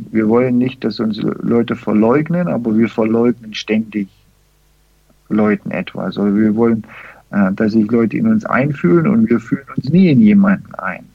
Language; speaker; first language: German; early bilingual, heritage; German